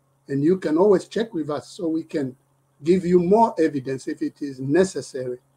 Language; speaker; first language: English; non-native, fluent; Lingala